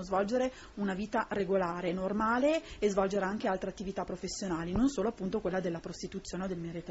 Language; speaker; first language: Italian; native; Italian